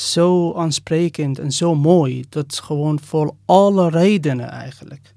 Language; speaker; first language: Dutch; non-native, fluent; Persian